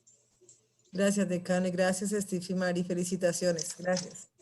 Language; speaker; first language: Spanish; native; Spanish